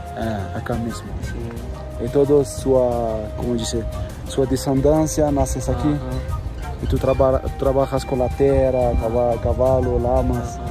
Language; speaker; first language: Spanish; non-native, learner; French